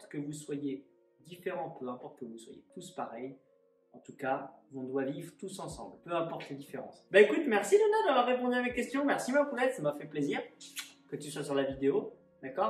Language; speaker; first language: French; native; French